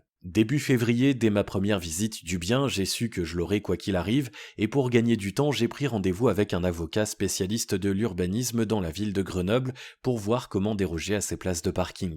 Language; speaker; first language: French; native; French